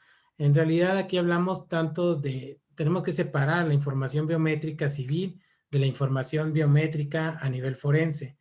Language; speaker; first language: Spanish; native; Spanish